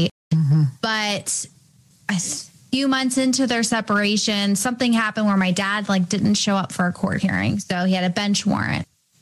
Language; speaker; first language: English; native; English